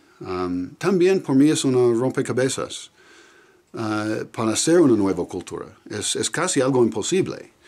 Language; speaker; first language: Spanish; non-native, learner; English